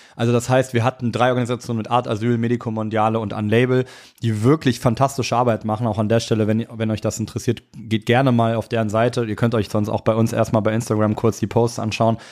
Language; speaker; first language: German; native; German